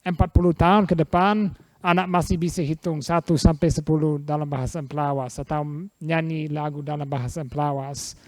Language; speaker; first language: Indonesian; non-native, fluent; English